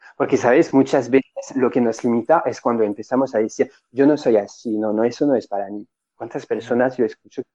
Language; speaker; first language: Spanish; non-native, fluent; French